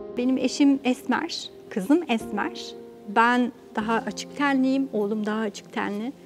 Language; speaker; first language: Turkish; native; Turkish